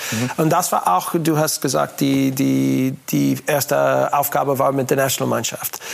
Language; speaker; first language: German; non-native, learner; English